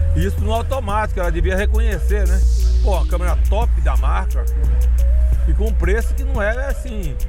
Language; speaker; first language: Portuguese; native; Portuguese